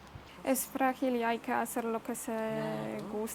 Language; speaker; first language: Spanish; non-native, fluent; Polish